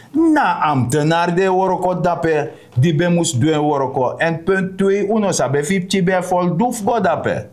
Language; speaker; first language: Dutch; non-native, local second language; Sranan Tongo